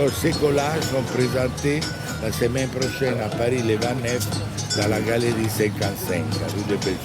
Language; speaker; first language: French; non-native, fluent; Italian